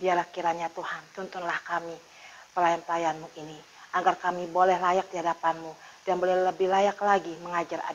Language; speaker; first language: Indonesian; native; Indonesian